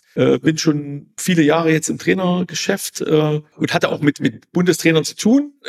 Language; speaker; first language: German; native; German